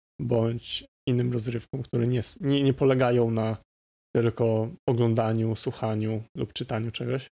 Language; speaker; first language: Polish; native; Polish